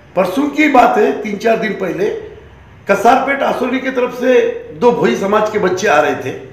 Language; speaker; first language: Hindi; non-native, local second language; Marathi